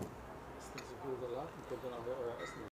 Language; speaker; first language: German; native; German